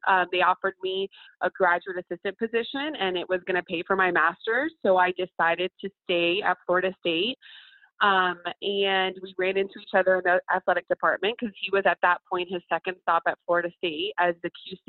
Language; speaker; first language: English; early bilingual, other home language; Spanish